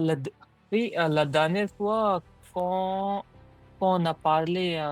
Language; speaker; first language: French; non-native, learner; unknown